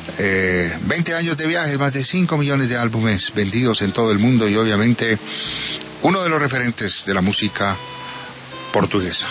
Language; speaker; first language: Spanish; native; Spanish